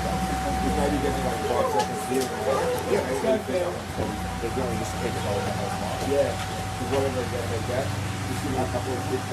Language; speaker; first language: English; native; English